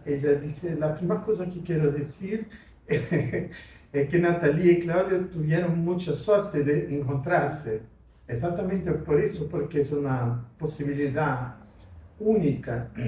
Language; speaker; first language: Spanish; non-native, fluent; Portuguese